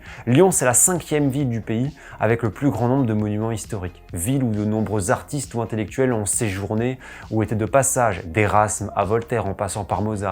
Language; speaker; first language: French; native; French